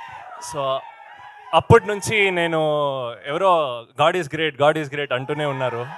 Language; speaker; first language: Telugu; non-native, learner; Kannada